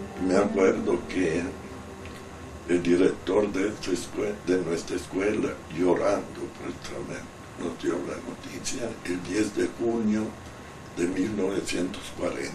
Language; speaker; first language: Spanish; non-native, fluent; Italian